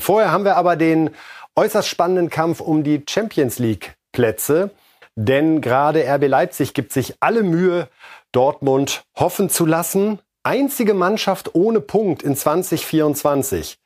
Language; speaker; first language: German; native; German